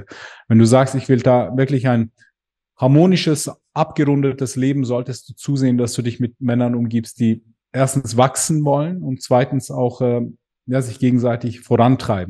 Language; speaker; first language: German; native; German